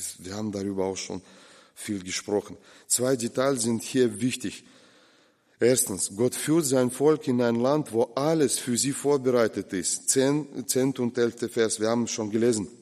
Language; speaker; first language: German; non-native, fluent; Russian